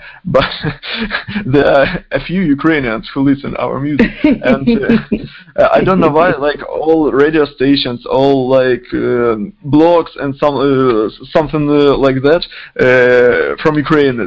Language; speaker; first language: English; non-native, fluent; Ukrainian